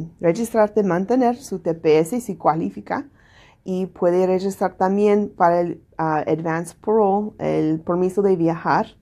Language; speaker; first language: Spanish; non-native, learner; English